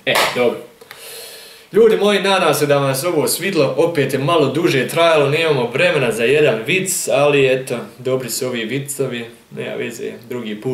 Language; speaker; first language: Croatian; early bilingual, heritage; German